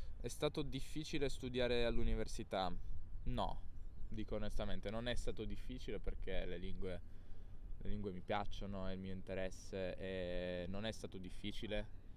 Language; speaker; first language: Italian; native; Italian